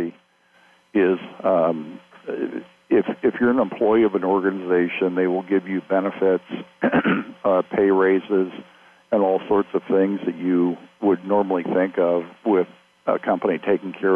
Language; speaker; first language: English; native; English